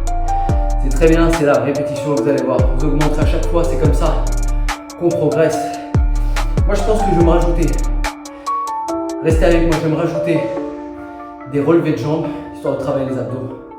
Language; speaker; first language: French; native; French